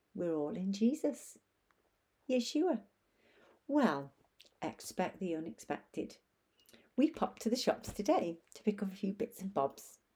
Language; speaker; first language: English; native; English